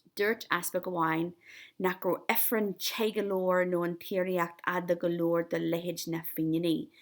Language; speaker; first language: Irish; native; Irish